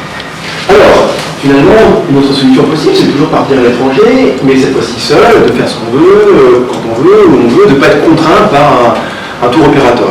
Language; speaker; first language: French; native; French